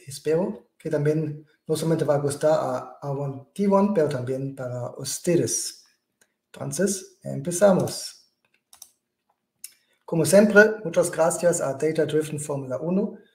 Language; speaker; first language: Spanish; non-native, fluent; German